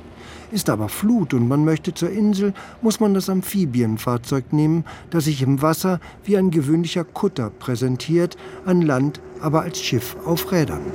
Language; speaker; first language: German; native; German